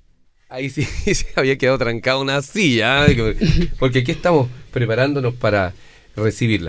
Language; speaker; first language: Spanish; native; Spanish